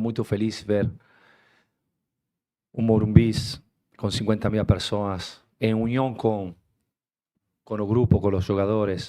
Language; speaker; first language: Portuguese; non-native, fluent; Spanish